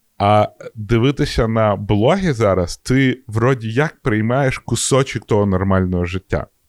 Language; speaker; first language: Ukrainian; non-native, local second language; Russian